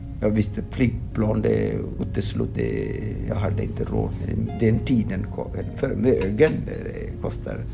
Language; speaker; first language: Swedish; non-native, fluent; Odia